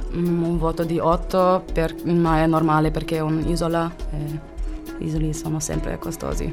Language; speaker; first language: Italian; non-native, learner; German